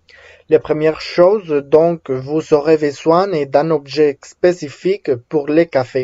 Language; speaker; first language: French; non-native, fluent; Spanish